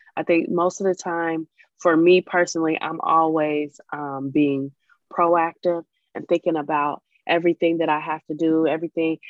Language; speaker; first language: English; native; English